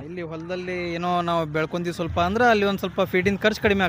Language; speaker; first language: Kannada; native; Kannada